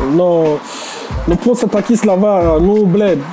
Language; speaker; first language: Russian; non-native, fluent; Jamaican Creole English